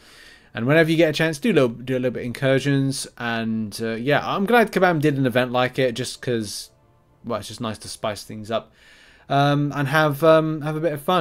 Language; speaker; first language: English; native; English